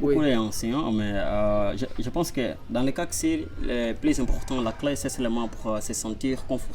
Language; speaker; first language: French; non-native, learner; Portuguese